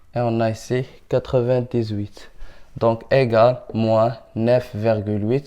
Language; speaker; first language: French; non-native, local second language; Arabic